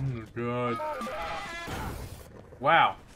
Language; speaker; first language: English; native; English